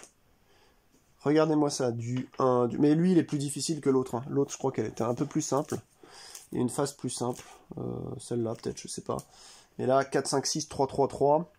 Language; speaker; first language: French; native; French